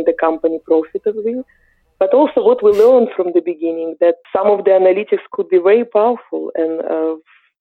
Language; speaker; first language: English; non-native, fluent; Ukrainian